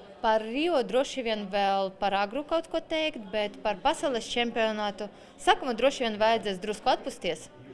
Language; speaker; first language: Latvian; non-native, local second language; Russian